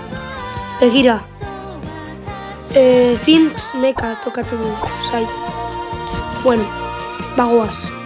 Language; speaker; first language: Basque; non-native, local second language; Spanish